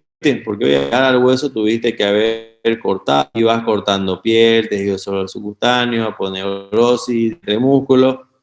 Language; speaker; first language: Spanish; native; Spanish